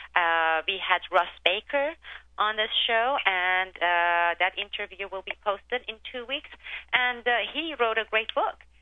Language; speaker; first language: English; non-native, fluent; Turkish